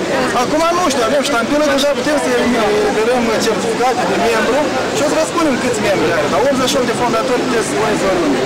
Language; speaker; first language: Romanian; native; Romanian